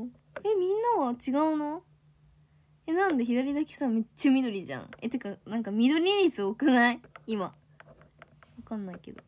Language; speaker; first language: Japanese; native; Japanese